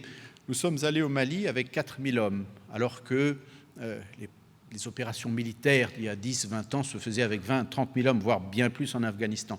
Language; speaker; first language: French; native; French